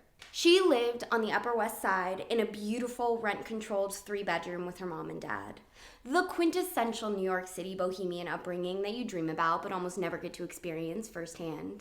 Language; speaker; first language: English; native; English